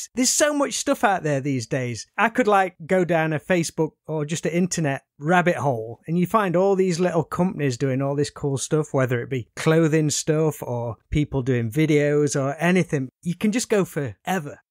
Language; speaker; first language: English; native; English